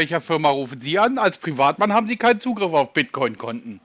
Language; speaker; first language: German; native; German